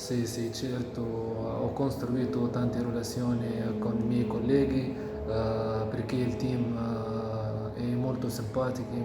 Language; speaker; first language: Italian; non-native, learner; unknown